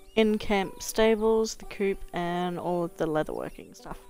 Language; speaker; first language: English; native; English